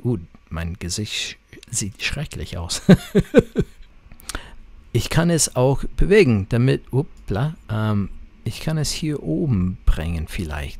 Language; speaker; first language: German; non-native, fluent; English